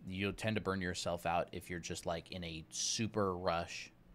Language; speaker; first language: English; native; English